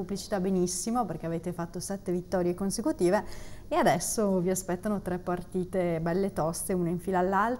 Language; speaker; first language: Italian; native; Italian